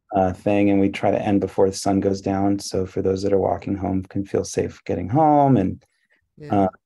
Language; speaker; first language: English; early bilingual, other home language; Hebrew